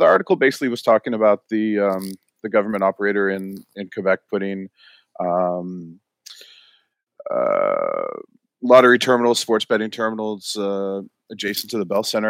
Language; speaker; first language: English; native; English